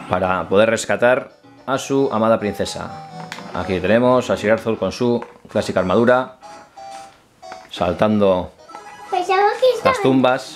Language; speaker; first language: Spanish; native; Spanish